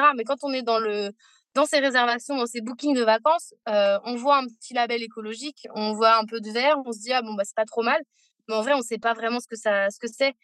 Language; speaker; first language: French; native; French